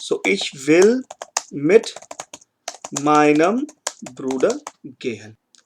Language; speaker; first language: German; non-native, fluent; Hindi